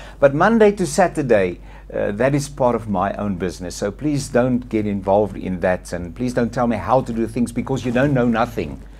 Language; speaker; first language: English; non-native, local second language; Afrikaans